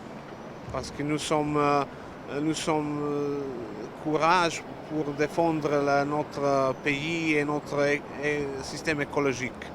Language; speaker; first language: French; non-native, learner; Serbian